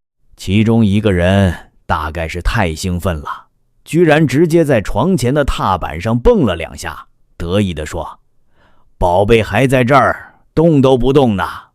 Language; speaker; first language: Chinese; native; Chinese